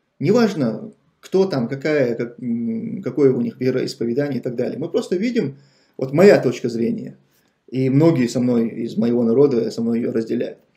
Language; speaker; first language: Russian; non-native, local second language; Chechen